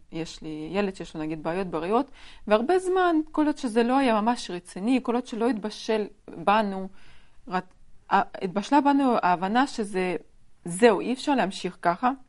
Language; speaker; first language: Hebrew; non-native, fluent; Russian